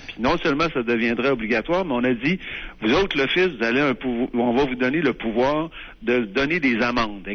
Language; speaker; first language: French; native; French